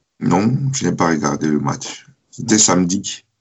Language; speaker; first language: French; non-native, fluent; German